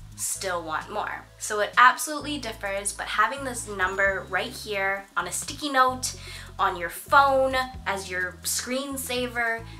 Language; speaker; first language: English; native; English